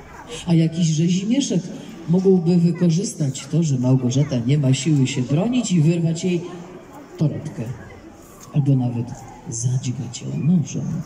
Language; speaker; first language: Polish; native; Polish